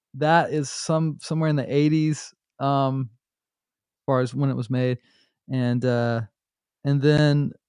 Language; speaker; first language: English; native; English